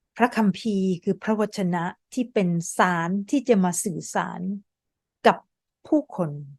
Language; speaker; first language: Thai; native; Thai